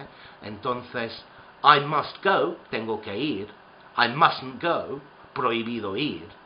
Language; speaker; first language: Spanish; non-native, fluent; English